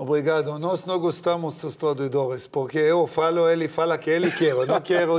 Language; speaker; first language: Portuguese; non-native, learner; Hebrew